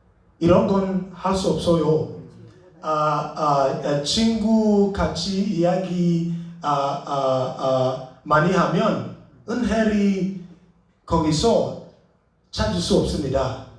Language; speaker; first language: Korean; non-native, learner; English